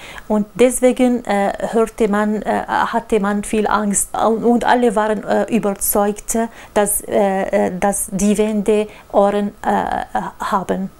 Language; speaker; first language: German; non-native, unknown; Arabic